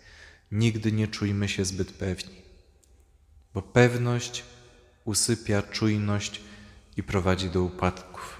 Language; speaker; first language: Polish; native; Polish